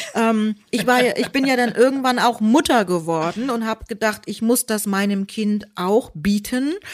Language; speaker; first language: German; native; German